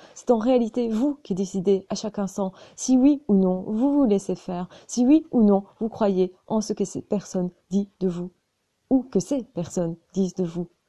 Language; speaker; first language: French; native; French